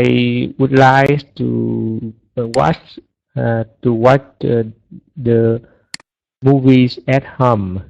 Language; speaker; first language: English; non-native, learner; Vietnamese